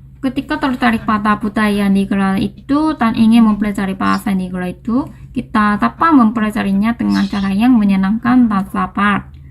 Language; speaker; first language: Indonesian; non-native, learner; Korean